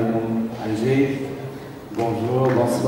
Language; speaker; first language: French; non-native, fluent; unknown